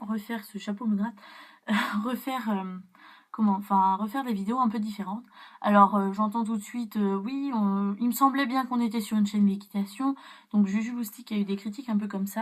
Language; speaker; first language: French; native; French